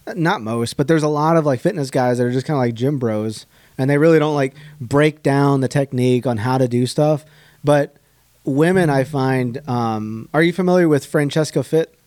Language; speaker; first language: English; native; English